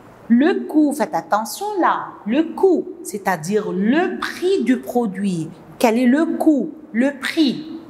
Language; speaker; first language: French; non-native, local second language; Arabic